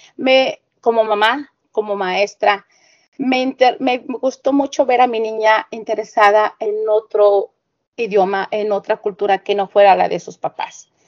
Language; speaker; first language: Spanish; native; Spanish